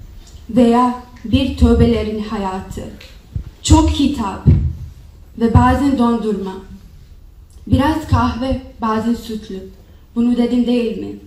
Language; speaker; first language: Turkish; non-native, learner; Bosnian